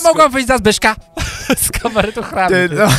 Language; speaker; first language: Polish; native; Polish